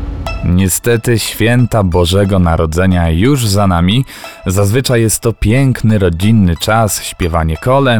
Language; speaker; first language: Polish; native; Polish